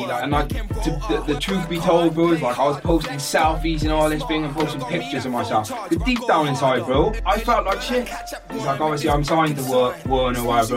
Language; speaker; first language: English; native; English